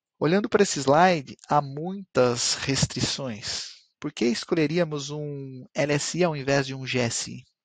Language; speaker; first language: Portuguese; native; Portuguese